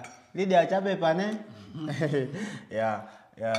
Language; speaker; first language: Vietnamese; non-native, learner; Portuguese